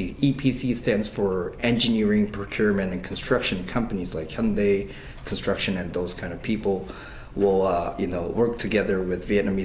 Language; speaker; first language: English; non-native, fluent; Korean